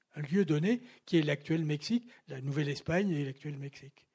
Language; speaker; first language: French; native; French